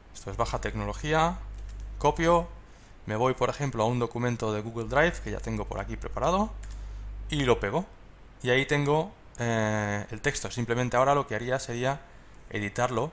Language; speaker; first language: Spanish; native; Spanish